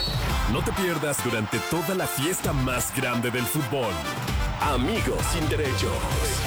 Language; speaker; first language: Spanish; native; Spanish